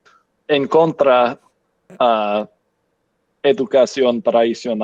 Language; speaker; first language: Spanish; non-native, learner; English